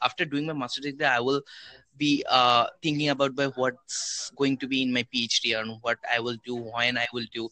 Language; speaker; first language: English; non-native, local second language; Bangla